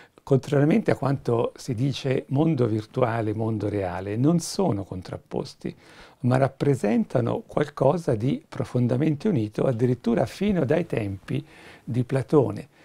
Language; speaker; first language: Italian; native; Italian